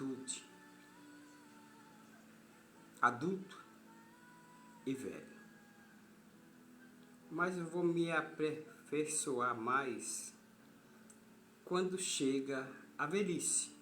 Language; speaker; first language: Portuguese; native; Portuguese